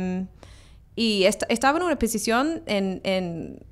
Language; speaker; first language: Spanish; non-native, fluent; English